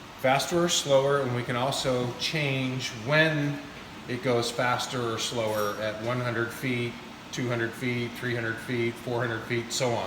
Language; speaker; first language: English; native; English